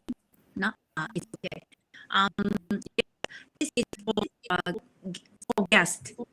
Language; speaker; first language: English; non-native, learner; Japanese